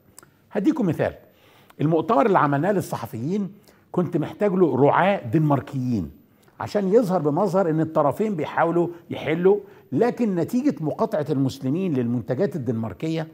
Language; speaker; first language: Arabic; native; Arabic